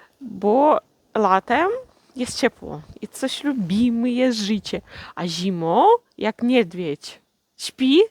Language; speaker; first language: Polish; early bilingual, heritage; Polish